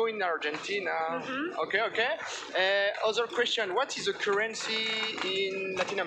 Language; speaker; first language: English; non-native, learner; French